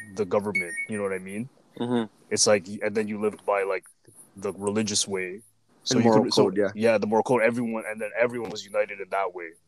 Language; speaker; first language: English; native; English